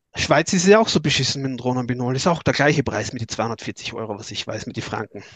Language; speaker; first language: German; native; German